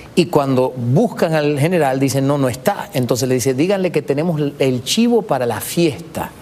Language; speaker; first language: Spanish; early bilingual, heritage; Spanish